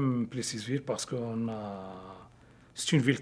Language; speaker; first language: French; non-native, local second language; Arabic